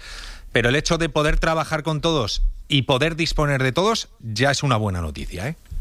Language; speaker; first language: Spanish; native; Spanish